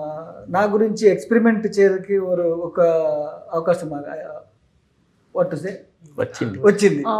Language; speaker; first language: Telugu; non-native, learner; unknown